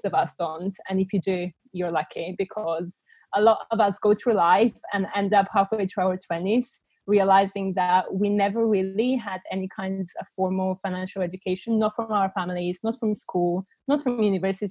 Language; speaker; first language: English; non-native, fluent; Bulgarian